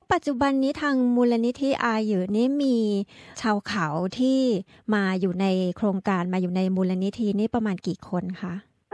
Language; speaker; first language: Thai; native; Thai